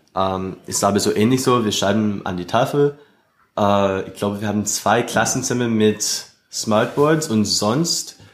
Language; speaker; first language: German; non-native, fluent; English